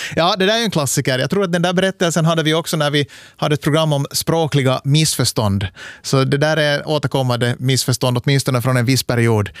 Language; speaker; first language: Swedish; native; Swedish